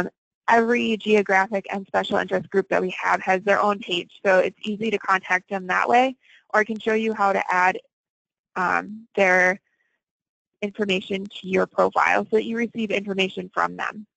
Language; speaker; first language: English; native; English